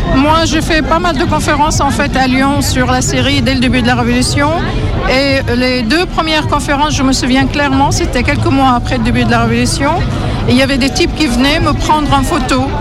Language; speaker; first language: French; non-native, fluent; Kurdish